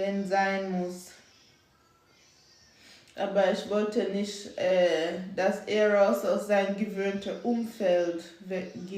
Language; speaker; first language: German; non-native, learner; English